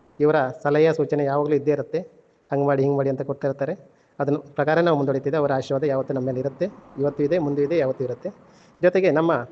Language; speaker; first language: Kannada; native; Kannada